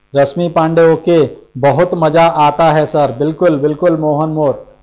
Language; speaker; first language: Hindi; native; Hindi